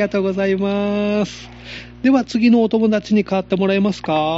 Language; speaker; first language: Japanese; native; Japanese